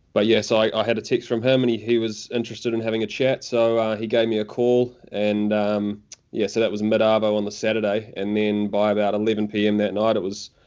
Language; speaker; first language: English; native; English